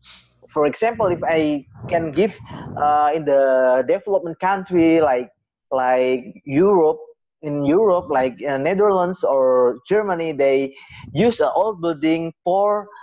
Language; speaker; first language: English; non-native, learner; Indonesian